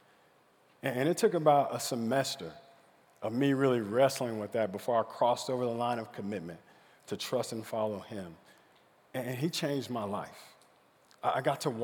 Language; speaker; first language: English; native; English